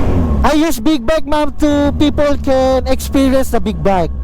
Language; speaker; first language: English; non-native, learner; Filipino